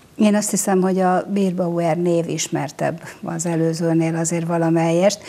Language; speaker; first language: Hungarian; native; Hungarian